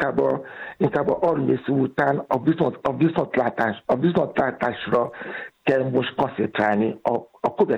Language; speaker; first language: Hungarian; non-native, learner; Yoruba